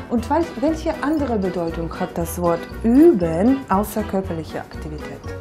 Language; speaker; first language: German; non-native, fluent; Russian